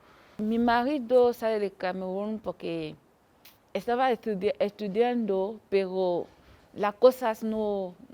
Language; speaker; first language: Spanish; non-native, learner; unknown